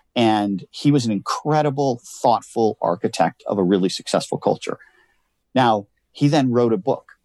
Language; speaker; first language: English; native; English